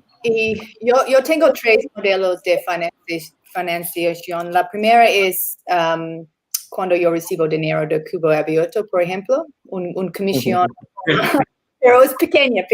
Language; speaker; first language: Spanish; non-native, learner; English